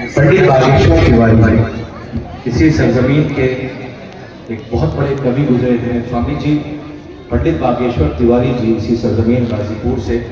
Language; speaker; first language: Urdu; native; Urdu